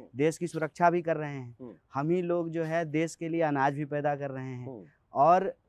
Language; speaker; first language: Hindi; native; Hindi